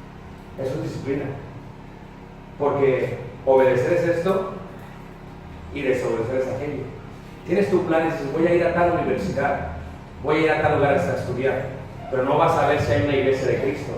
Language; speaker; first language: Spanish; early bilingual, heritage; Spanish